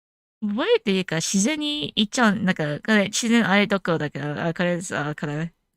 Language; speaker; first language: Japanese; non-native, learner; English